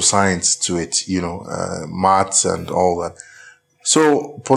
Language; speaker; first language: English; non-native, local second language; Yoruba